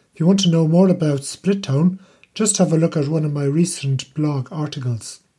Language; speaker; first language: English; native; English